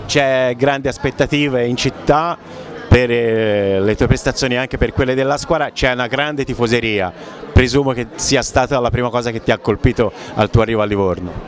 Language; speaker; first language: Italian; native; Italian